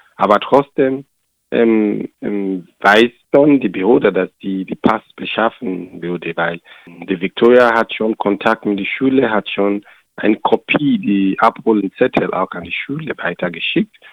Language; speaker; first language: German; non-native, learner; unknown